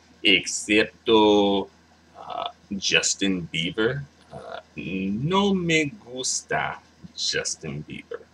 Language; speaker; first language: Spanish; non-native, learner; English